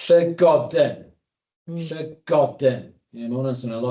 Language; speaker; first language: Welsh; native; Welsh